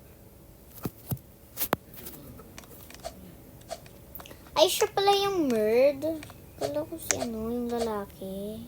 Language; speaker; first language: Filipino; early bilingual, heritage; Filipino